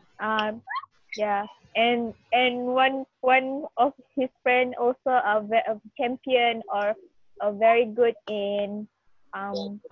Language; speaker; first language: English; non-native, learner; Malay